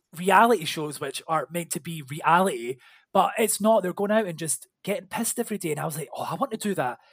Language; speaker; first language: English; native; English